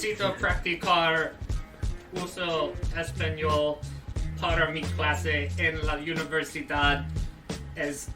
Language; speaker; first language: Spanish; non-native, learner; English